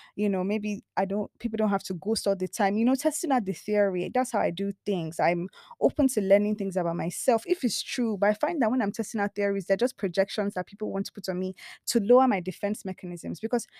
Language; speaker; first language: English; non-native, local second language; Yoruba